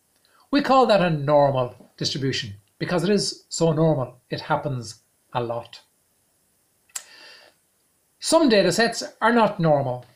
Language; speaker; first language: English; native; English